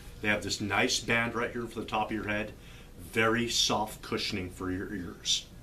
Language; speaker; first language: English; native; English